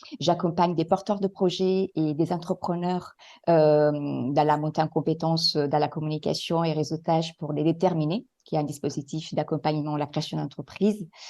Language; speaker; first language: French; non-native, fluent; Italian